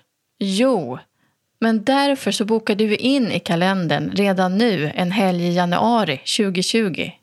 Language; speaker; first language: Swedish; native; Swedish